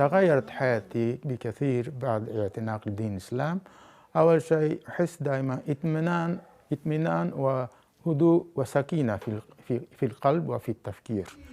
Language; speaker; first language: Arabic; non-native, fluent; Japanese